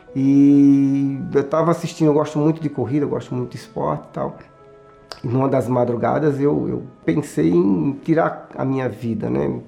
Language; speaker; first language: Portuguese; native; Portuguese